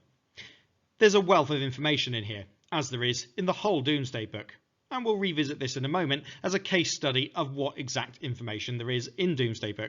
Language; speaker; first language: English; native; English